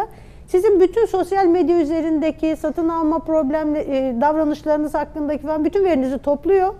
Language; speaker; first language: Turkish; native; Turkish